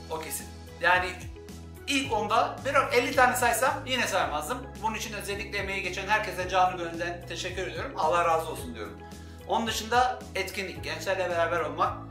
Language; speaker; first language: Turkish; early bilingual, heritage; Turkish